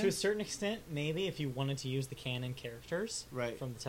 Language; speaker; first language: English; native; English